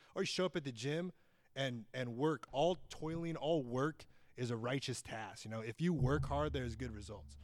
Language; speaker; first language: English; native; English